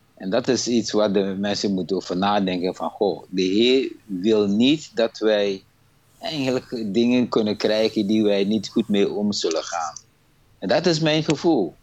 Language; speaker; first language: Dutch; non-native, fluent; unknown